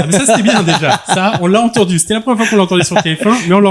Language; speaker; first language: French; native; French